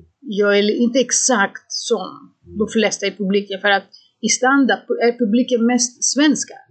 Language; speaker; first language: Swedish; non-native, fluent; Greek